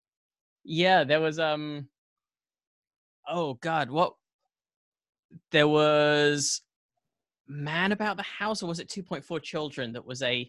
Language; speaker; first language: English; native; English